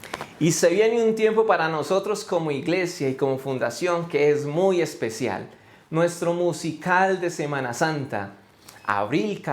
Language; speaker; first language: Spanish; native; Spanish